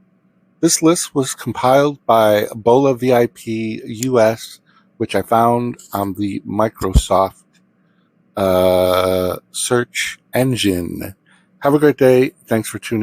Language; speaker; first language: English; native; English